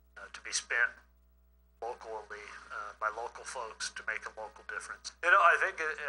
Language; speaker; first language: English; native; English